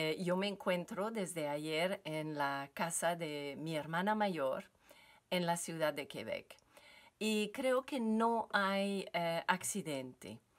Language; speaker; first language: Spanish; non-native, fluent; French